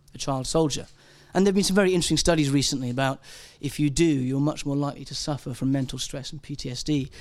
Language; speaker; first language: English; native; English